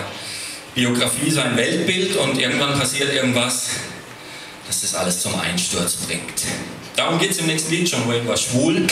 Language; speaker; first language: German; native; German